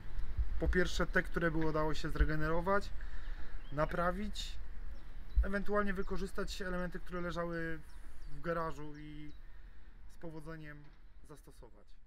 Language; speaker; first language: Polish; native; Polish